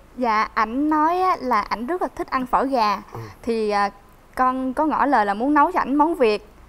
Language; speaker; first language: Vietnamese; native; Vietnamese